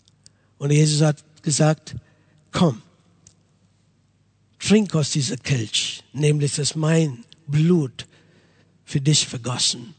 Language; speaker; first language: German; non-native, fluent; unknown